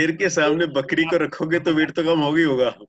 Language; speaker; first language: Hindi; native; Hindi